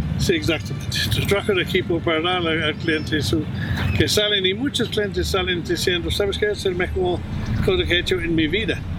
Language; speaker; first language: Spanish; non-native, fluent; English